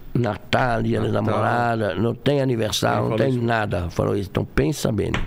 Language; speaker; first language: Portuguese; non-native, fluent; French